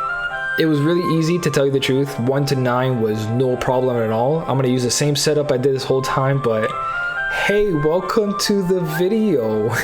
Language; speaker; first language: English; native; English